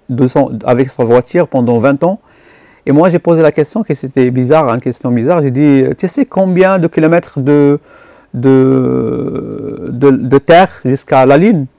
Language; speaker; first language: French; non-native, local second language; Arabic